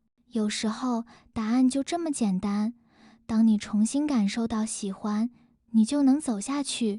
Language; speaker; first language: Chinese; non-native, fluent; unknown